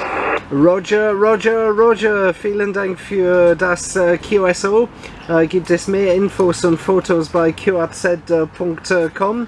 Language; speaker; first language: German; non-native, learner; English